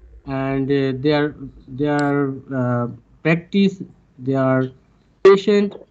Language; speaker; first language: English; non-native, learner; Bangla